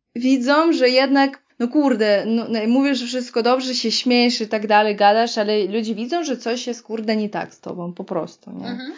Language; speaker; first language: Polish; native; Polish